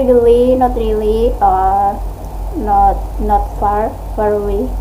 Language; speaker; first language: English; non-native, learner; Indonesian